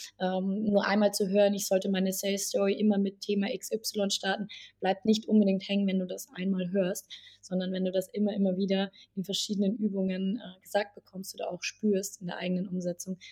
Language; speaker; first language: German; native; German